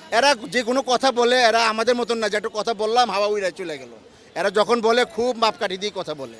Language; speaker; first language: Bangla; native; Bangla